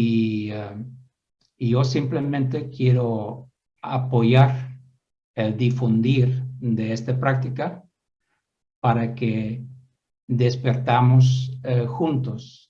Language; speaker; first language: Spanish; non-native, fluent; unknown